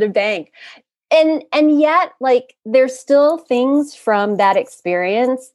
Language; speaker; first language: English; native; English